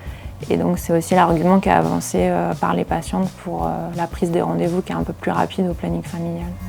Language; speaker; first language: French; native; French